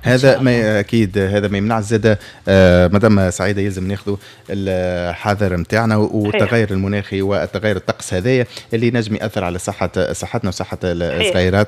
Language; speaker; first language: Arabic; native; Arabic